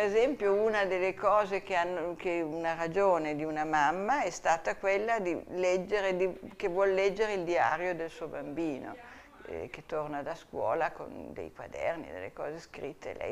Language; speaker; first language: Italian; native; Italian